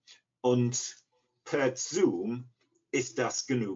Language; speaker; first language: German; non-native, fluent; English